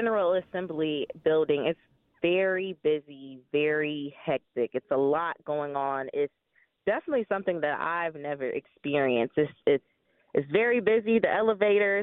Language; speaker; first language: English; native; English